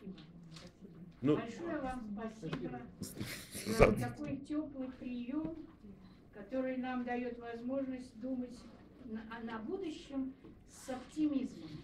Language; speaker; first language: Russian; non-native, fluent; Czech